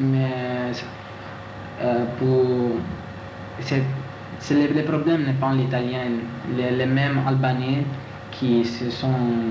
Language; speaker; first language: French; non-native, learner; Italian